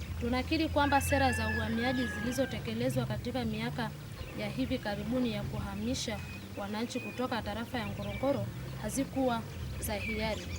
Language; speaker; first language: Swahili; non-native, local second language; Masai